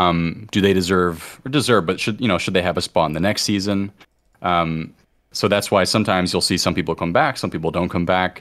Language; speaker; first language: English; native; English